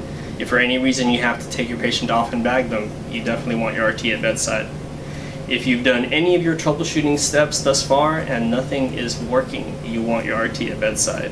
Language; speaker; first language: English; native; English